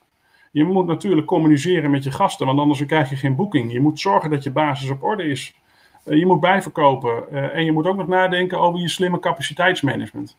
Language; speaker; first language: Dutch; native; Dutch